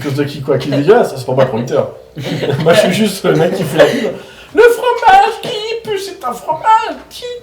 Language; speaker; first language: French; native; French